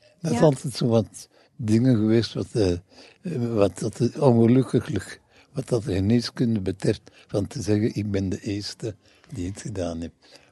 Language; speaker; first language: Dutch; non-native, fluent; English